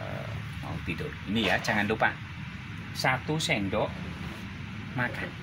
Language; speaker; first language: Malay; non-native, local second language; Javanese